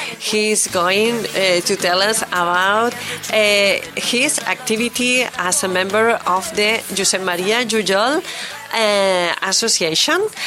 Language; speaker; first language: English; non-native, fluent; Catalan